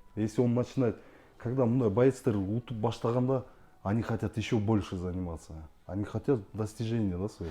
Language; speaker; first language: Russian; non-native, local second language; Kyrgyz